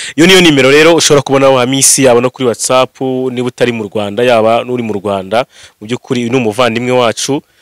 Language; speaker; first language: Kinyarwanda; native; Kinyarwanda